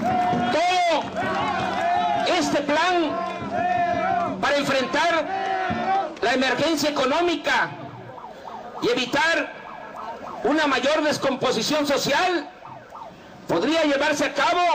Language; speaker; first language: Spanish; native; Spanish